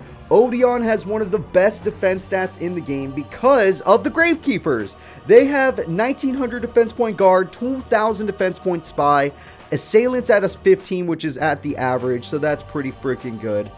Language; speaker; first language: English; native; English